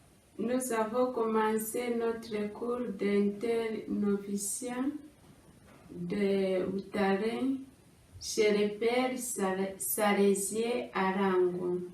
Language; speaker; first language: French; non-native, local second language; Kinyarwanda